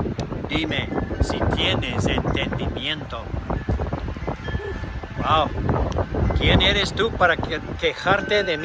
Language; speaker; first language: Spanish; non-native, fluent; English